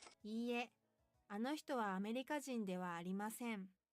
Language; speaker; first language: Japanese; non-native, learner; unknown